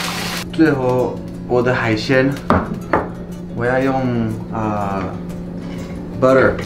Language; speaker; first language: Chinese; non-native, fluent; French